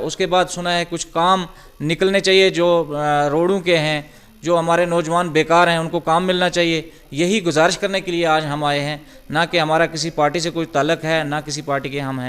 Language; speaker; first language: Urdu; non-native, local second language; Pahari-Potwari